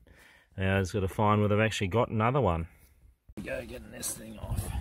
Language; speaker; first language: English; native; English